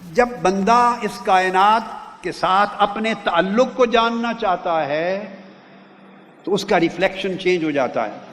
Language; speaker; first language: Urdu; non-native, local second language; Punjabi